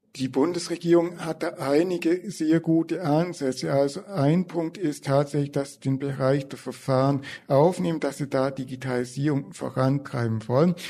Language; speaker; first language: German; native; German